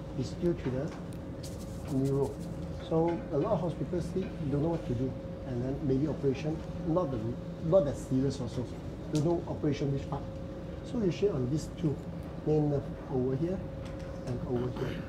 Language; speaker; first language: English; non-native, local second language; Cantonese